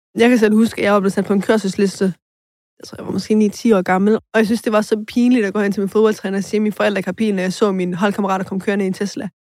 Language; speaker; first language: Danish; early bilingual, other home language; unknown